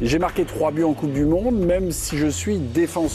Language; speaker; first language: French; native; French